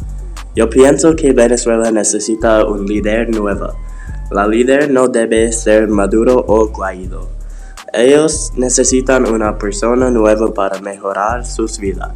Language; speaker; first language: Spanish; non-native, learner; English